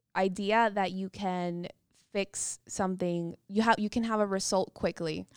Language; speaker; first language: English; non-native, fluent; Spanish